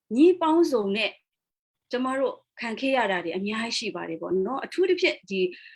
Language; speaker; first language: Burmese; non-native, local second language; Kachin